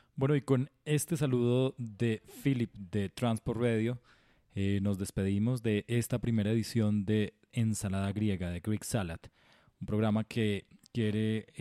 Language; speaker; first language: Spanish; native; Spanish